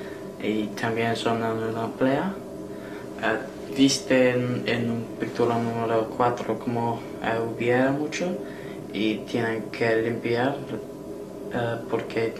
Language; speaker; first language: Spanish; non-native, learner; English